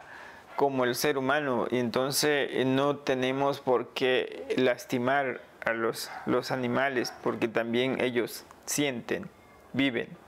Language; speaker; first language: Spanish; non-native, local second language; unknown